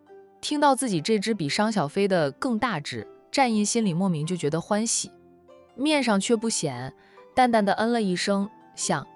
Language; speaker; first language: Chinese; native; Chinese